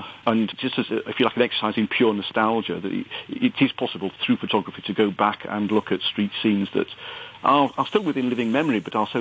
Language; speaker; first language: English; native; English